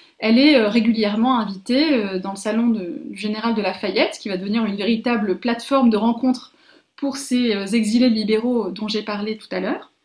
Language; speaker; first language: French; native; French